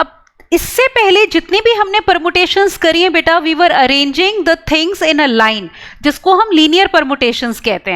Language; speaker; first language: Hindi; native; Hindi